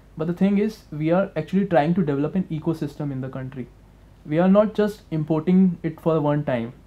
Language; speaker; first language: English; non-native, local second language; Hindi